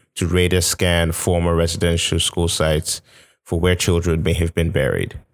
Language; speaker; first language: English; non-native, local second language; Yoruba